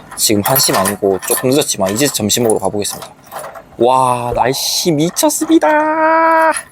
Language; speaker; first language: Korean; native; Korean